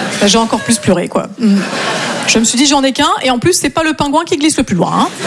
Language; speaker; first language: French; native; French